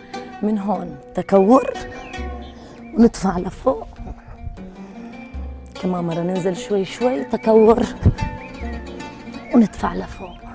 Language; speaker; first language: Arabic; native; Arabic